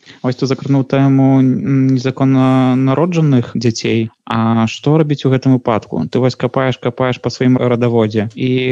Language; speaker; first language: Belarusian; non-native, local second language; Russian